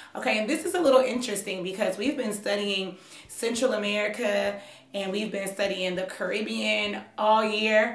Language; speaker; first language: English; native; English